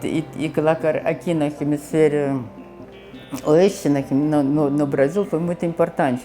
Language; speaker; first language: Portuguese; non-native, fluent; Russian